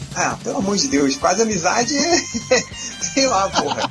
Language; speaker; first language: Portuguese; native; Portuguese